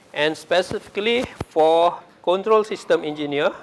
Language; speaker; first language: English; non-native, local second language; Malay